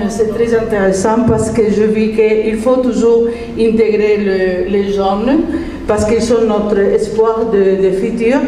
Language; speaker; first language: French; non-native, fluent; Spanish